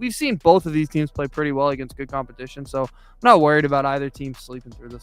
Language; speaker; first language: English; native; English